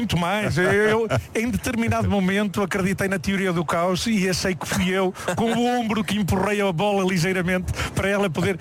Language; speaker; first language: Portuguese; native; Portuguese